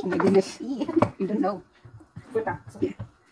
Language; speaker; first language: English; non-native, local second language; Filipino